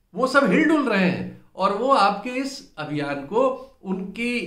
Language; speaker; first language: Hindi; native; Hindi